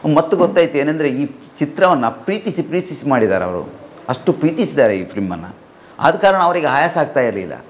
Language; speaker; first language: Kannada; non-native, local second language; Malayalam